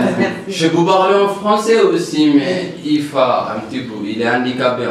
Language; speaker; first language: French; non-native, learner; Somali